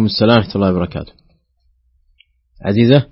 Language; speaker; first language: Arabic; native; Arabic